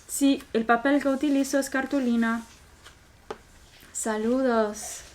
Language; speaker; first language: Spanish; non-native, fluent; English